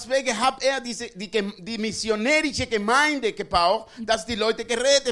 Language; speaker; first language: German; non-native, learner; Spanish